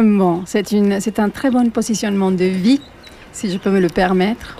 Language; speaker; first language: French; native; French